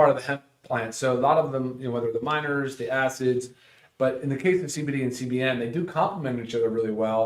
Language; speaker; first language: English; native; English